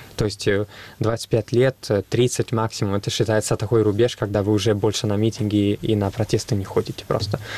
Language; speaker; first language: Russian; non-native, fluent; Italian